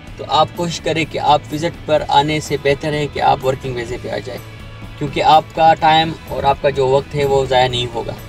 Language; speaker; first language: Urdu; non-native, local second language; Pashto